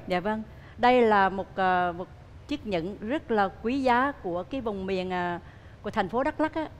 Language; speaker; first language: Vietnamese; native; Vietnamese